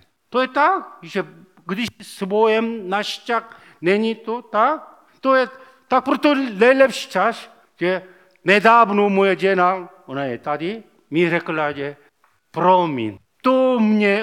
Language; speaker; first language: Czech; non-native, learner; Korean